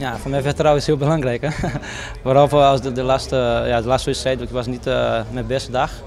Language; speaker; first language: Dutch; non-native, fluent; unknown